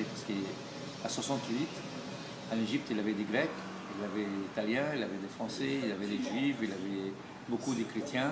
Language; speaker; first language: French; non-native, learner; Arabic